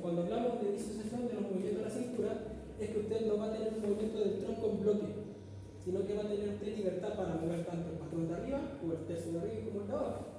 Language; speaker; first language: Spanish; native; Spanish